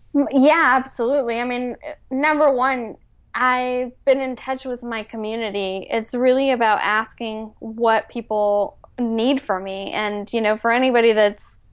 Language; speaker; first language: English; early bilingual, other home language; Spanish